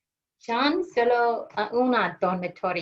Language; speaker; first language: Spanish; non-native, learner; English